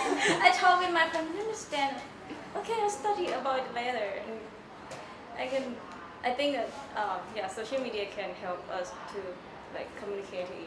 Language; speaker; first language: English; non-native, learner; Thai